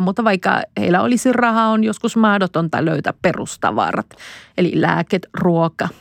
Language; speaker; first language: Finnish; non-native, fluent; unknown